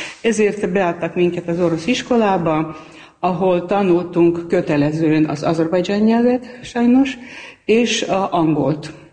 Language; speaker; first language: Hungarian; non-native, fluent; Armenian